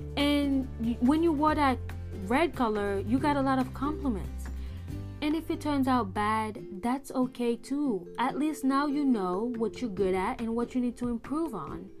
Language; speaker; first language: English; early bilingual, other home language; Haitian Creole